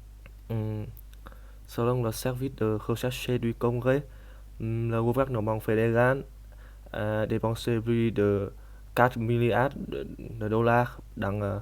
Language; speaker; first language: French; non-native, learner; Vietnamese